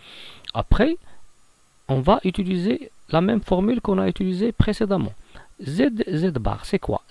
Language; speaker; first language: French; non-native, local second language; Arabic